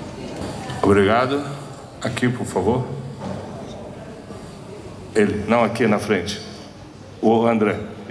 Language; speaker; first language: Portuguese; non-native, fluent; Spanish